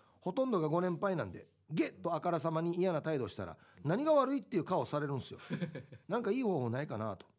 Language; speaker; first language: Japanese; native; Japanese